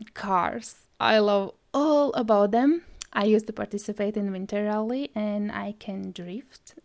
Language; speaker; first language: English; non-native, fluent; Latvian